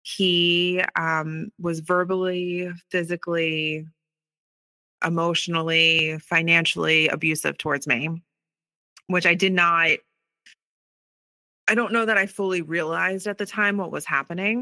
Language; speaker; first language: English; native; English